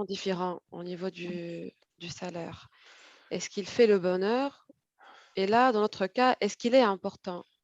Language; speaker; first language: French; non-native, fluent; Arabic